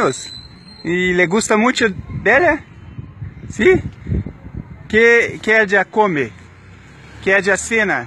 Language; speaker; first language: Spanish; non-native, learner; Portuguese